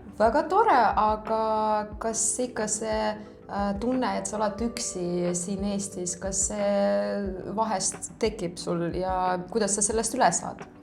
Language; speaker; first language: Estonian; native; Estonian